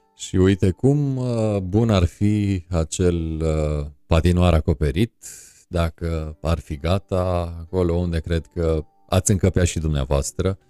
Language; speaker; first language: Romanian; native; Romanian